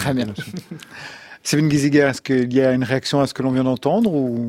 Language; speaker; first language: French; native; French